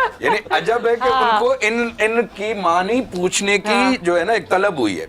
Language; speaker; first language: Urdu; non-native, local second language; Sindhi